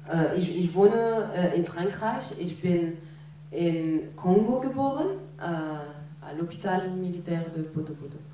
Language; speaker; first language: German; non-native, learner; French